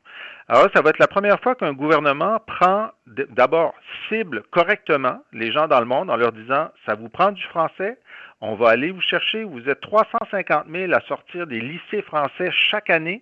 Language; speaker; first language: French; native; French